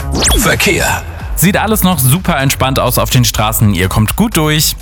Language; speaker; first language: German; native; German